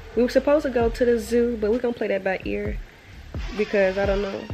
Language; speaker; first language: English; native; English